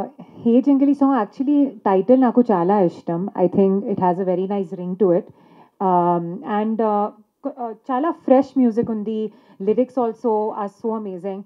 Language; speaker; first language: Telugu; non-native, local second language; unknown